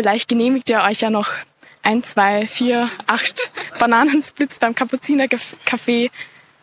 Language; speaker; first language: German; native; German